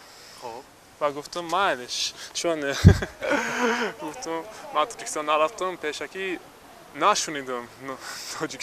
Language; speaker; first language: Persian; non-native, learner; English